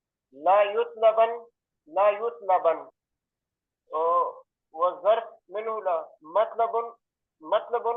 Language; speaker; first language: Arabic; non-native, learner; Urdu